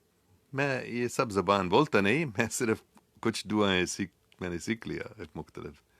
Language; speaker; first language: Hindi; non-native, local second language; English